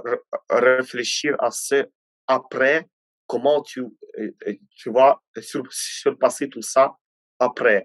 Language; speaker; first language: French; non-native, fluent; Ukrainian